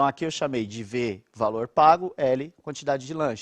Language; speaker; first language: Portuguese; native; Portuguese